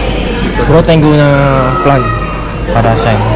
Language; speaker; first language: Spanish; non-native, learner; Filipino